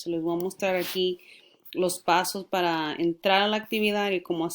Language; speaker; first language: Spanish; early bilingual, heritage; Spanish